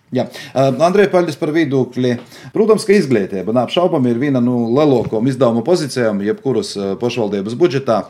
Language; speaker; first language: Latvian; native; Latvian